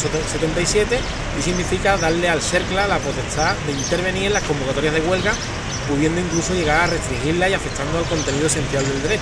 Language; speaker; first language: Spanish; native; Spanish